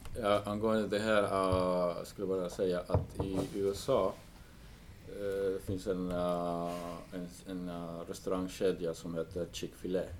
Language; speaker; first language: Swedish; non-native, fluent; English